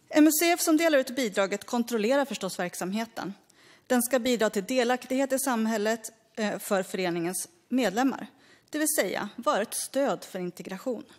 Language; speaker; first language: Swedish; early bilingual, other home language; Greek